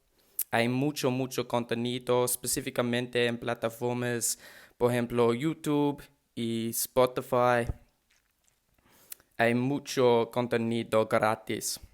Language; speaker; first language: Spanish; non-native, learner; English